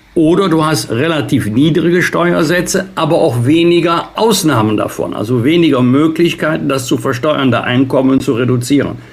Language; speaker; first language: German; native; German